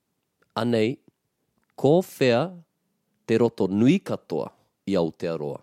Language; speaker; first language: Māori; non-native, local second language; English